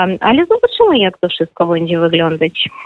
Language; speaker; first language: Polish; non-native, fluent; Belarusian